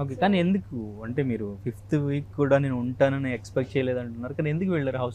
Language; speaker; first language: Telugu; native; Telugu